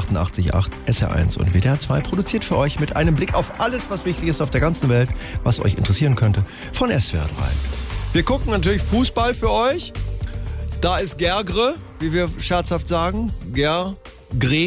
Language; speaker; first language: German; native; German